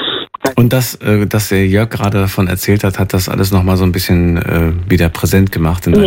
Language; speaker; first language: German; native; German